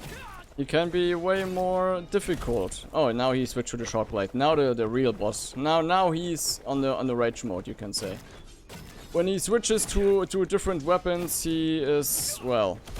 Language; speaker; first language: English; non-native, fluent; German